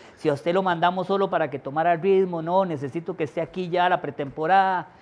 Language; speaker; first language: Spanish; native; Spanish